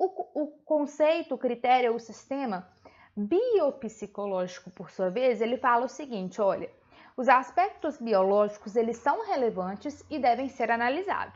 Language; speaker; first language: Portuguese; native; Portuguese